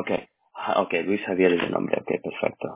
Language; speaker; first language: Spanish; early bilingual, heritage; Spanish